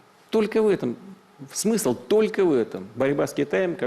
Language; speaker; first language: Russian; native; Russian